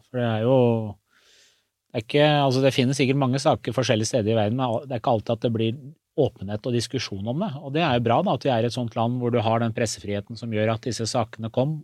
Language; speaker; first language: Norwegian; early bilingual, other home language; Persian